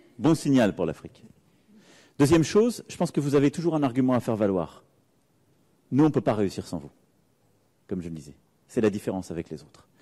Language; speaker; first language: French; native; French